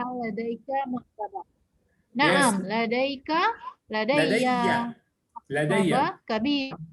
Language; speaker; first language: Arabic; non-native, learner; Malay